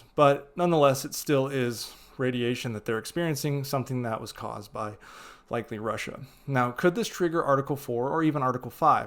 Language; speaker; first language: English; native; English